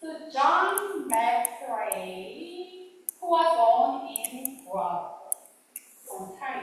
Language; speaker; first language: English; non-native, learner; Korean